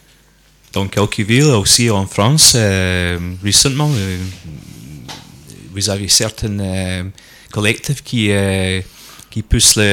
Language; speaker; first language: French; non-native, learner; English